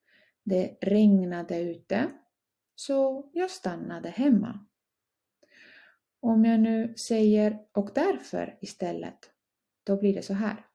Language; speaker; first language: Swedish; non-native, fluent; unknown